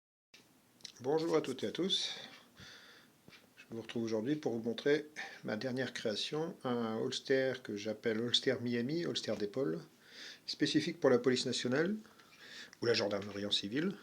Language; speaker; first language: French; native; French